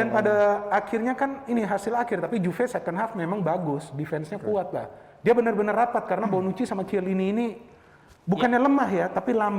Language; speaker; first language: Indonesian; native; Indonesian